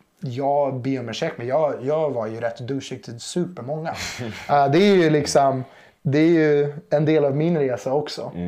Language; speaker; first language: Swedish; non-native, fluent; English